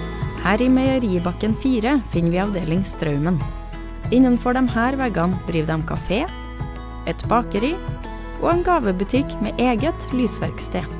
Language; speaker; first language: Norwegian; native; Norwegian